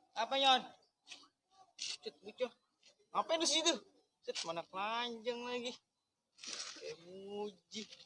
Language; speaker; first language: Indonesian; native; Indonesian